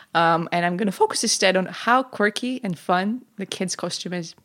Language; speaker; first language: English; non-native, fluent; Greek